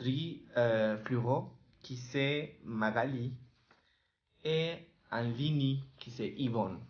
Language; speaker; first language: French; non-native, learner; Spanish